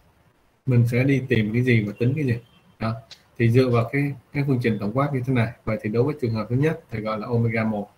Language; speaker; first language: Vietnamese; native; Vietnamese